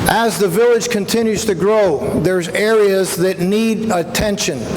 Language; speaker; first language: English; non-native, fluent; Spanish